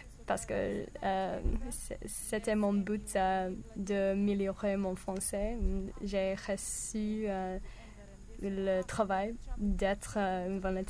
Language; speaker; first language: French; non-native, learner; English